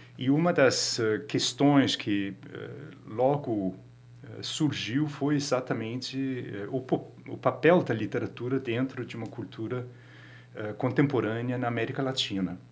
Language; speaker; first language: Portuguese; non-native, fluent; Danish